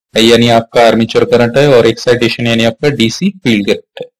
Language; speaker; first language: Hindi; non-native, local second language; Marathi